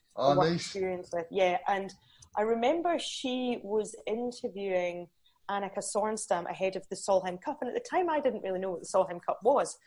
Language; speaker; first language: English; native; English